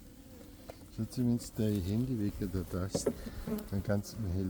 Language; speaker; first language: German; native; German